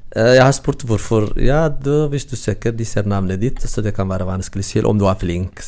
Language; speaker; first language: Norwegian; non-native, learner; Tigrinya